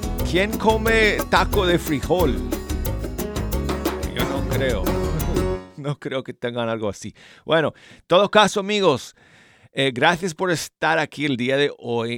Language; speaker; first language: Spanish; native; Spanish